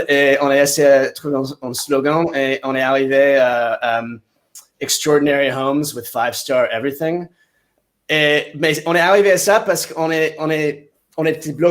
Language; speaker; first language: French; non-native, fluent; English